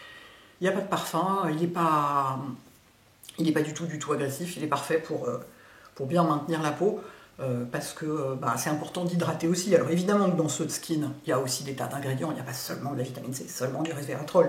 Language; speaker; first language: French; native; French